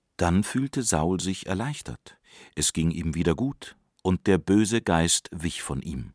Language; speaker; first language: German; native; German